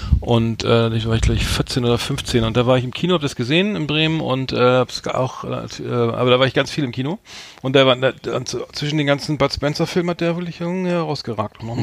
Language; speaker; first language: German; native; German